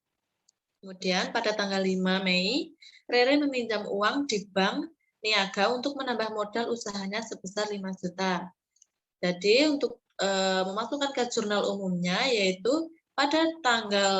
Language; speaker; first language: Indonesian; native; Indonesian